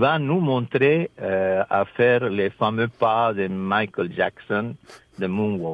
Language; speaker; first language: French; non-native, fluent; Spanish